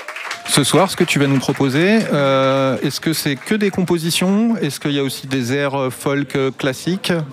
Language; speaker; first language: French; native; French